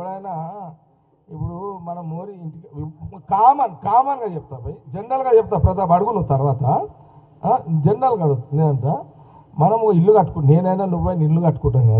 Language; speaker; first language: Telugu; native; Telugu